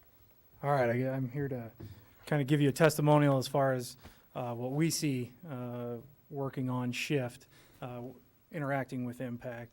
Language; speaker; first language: English; native; English